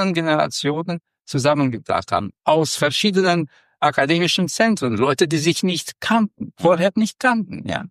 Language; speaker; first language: German; non-native, fluent; Romanian